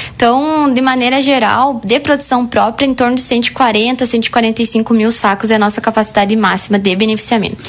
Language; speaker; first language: Portuguese; native; Portuguese